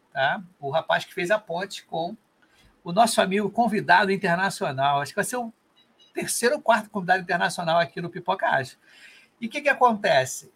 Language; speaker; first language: Portuguese; native; Portuguese